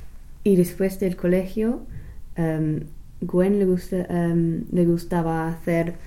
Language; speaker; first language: Spanish; non-native, fluent; English